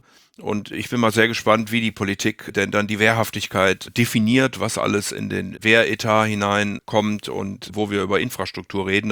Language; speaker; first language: German; native; German